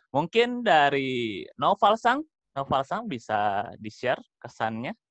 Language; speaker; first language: Indonesian; native; Indonesian